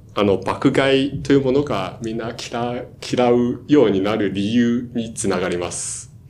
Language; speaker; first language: Japanese; non-native, fluent; Chinese